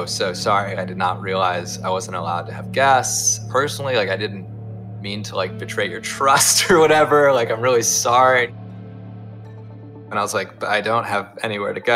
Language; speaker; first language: English; native; English